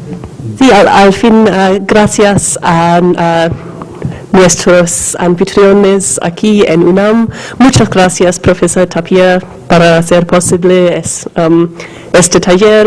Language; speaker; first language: Spanish; non-native, learner; English